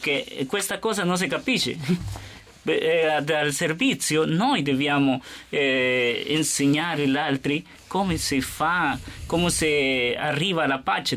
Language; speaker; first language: Italian; non-native, learner; Spanish